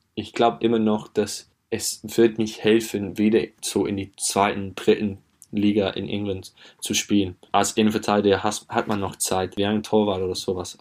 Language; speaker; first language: German; non-native, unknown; English